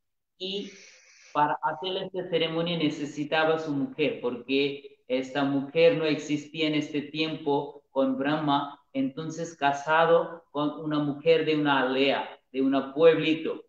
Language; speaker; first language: Spanish; non-native, learner; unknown